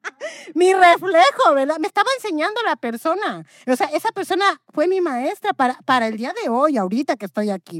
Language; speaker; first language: Spanish; native; Spanish